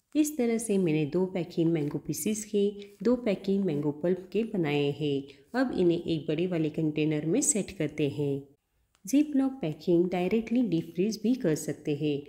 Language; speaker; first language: Hindi; non-native, local second language; Marathi